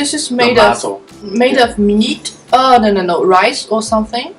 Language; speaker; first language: English; non-native, fluent; Chinese